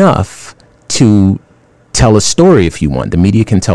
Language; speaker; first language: English; native; English